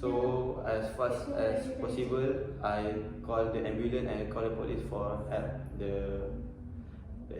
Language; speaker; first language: English; non-native, learner; Malay